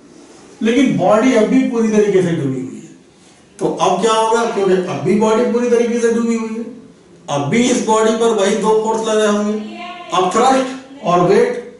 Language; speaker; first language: Hindi; native; Hindi